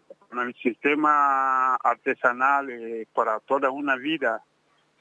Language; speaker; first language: Spanish; non-native, fluent; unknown